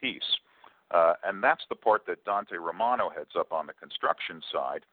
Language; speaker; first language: English; native; English